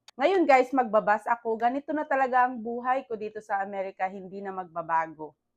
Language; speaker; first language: Filipino; native; Filipino